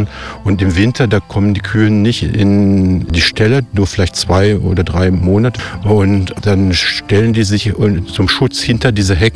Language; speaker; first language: German; native; German